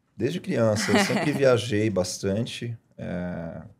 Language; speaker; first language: Portuguese; early bilingual, other home language; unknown